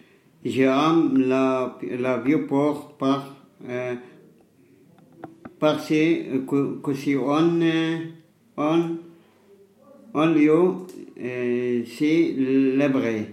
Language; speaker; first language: French; non-native, learner; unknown